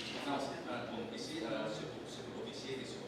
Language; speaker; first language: French; non-native, learner; Indonesian